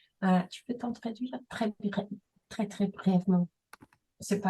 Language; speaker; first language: French; non-native, fluent; English